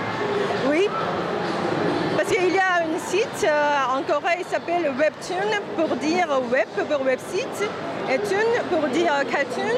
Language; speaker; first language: French; non-native, fluent; Korean